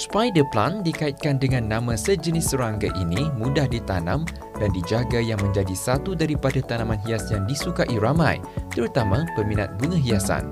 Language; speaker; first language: Malay; native; Malay